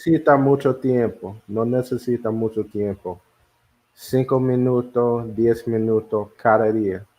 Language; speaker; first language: Spanish; non-native, learner; English